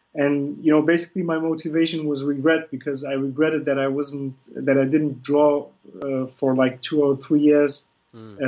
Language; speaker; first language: English; early bilingual, other home language; Kurdish